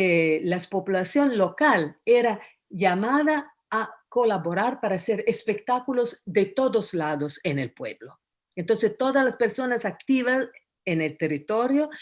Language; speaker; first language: Spanish; non-native, fluent; Italian